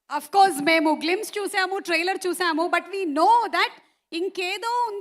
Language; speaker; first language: Telugu; native; Telugu